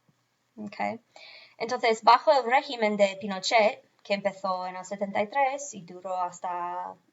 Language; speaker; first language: Spanish; non-native, fluent; English